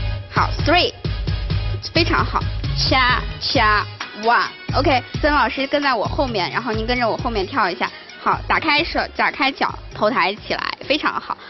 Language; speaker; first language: Chinese; native; Chinese